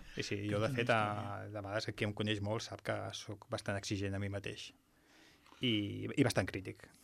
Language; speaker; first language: Catalan; non-native, local second language; Spanish